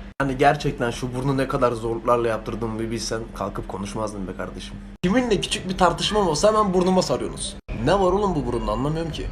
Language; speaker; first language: Turkish; native; Turkish